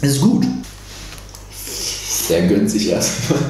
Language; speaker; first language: German; native; German